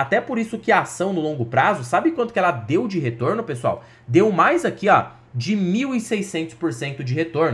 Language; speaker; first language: Portuguese; native; Portuguese